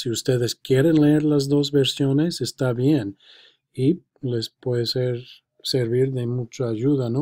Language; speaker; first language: Spanish; non-native, fluent; English